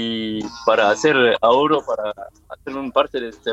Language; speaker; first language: Spanish; non-native, learner; French